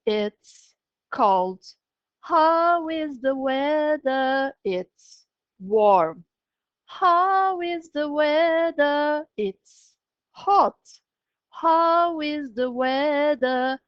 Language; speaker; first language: English; non-native, fluent; Turkish